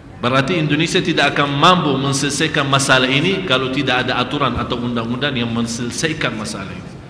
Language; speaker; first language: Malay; non-native, fluent; Arabic